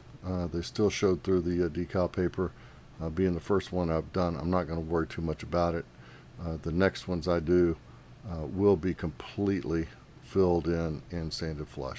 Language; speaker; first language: English; native; English